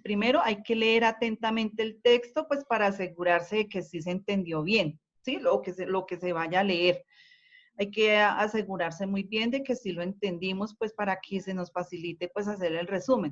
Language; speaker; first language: Spanish; native; Spanish